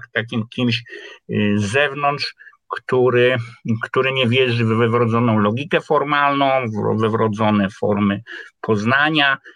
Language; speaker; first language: Polish; native; Polish